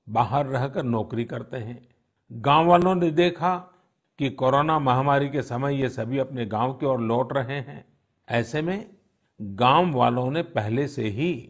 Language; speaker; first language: Hindi; non-native, local second language; Gujarati